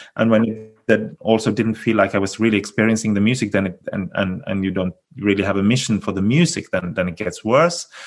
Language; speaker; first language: English; non-native, fluent; Norwegian